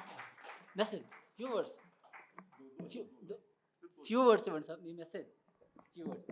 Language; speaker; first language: Telugu; native; Telugu